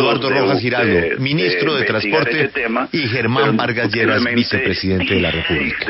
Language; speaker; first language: Spanish; native; Spanish